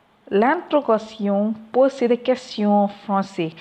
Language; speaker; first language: French; non-native, learner; Tamil